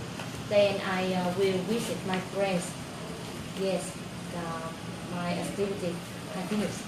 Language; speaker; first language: English; non-native, learner; Vietnamese